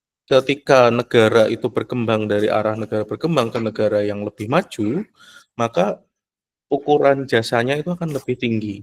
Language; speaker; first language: Indonesian; native; Indonesian